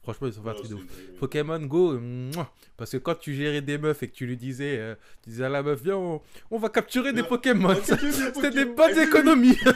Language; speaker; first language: French; native; French